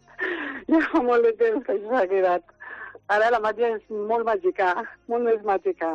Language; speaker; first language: Spanish; non-native, local second language; Catalan